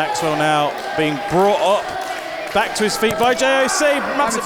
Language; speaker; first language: English; native; English